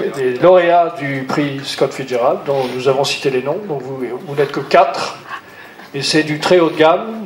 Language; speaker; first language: French; native; French